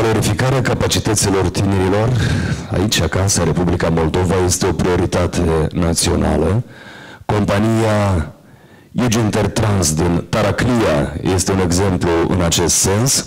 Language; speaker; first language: Romanian; native; Romanian